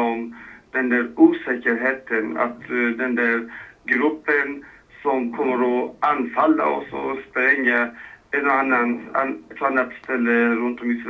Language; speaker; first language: Swedish; non-native, fluent; Persian